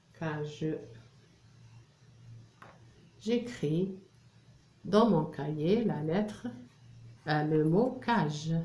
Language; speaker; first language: French; non-native, local second language; Arabic